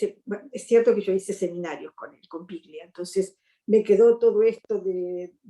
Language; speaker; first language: Spanish; native; Spanish